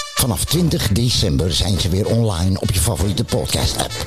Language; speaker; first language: Dutch; native; Dutch